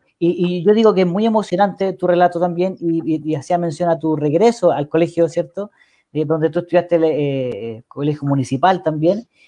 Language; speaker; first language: Spanish; native; Spanish